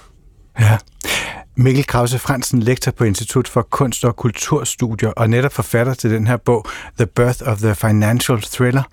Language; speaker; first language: Danish; native; Danish